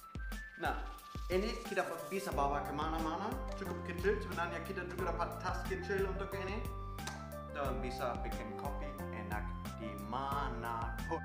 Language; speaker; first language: Indonesian; non-native, fluent; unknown